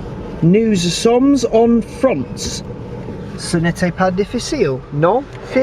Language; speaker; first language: French; non-native, learner; English